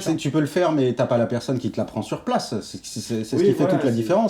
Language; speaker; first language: French; native; French